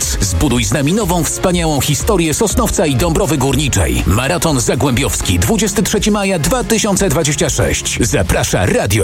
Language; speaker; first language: Polish; native; Polish